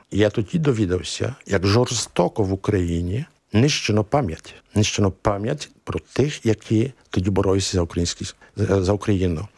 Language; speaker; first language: Ukrainian; early bilingual, heritage; Ukrainian